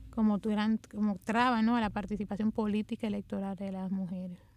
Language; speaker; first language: Spanish; native; Spanish